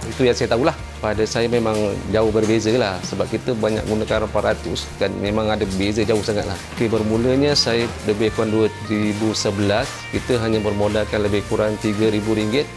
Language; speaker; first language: Malay; native; Malay